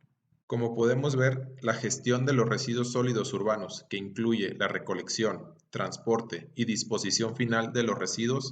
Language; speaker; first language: Spanish; native; Spanish